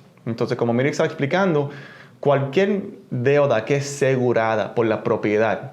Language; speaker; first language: Spanish; early bilingual, heritage; Spanish